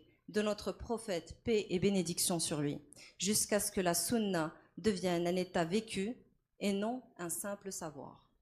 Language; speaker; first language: French; non-native, local second language; Arabic